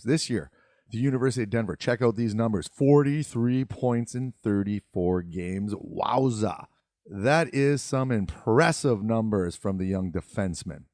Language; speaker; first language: English; native; English